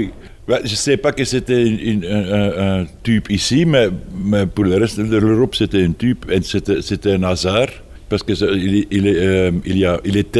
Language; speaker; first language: French; non-native, fluent; Dutch